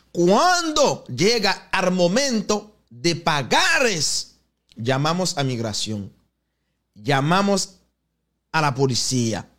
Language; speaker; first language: Spanish; non-native, fluent; Haitian Creole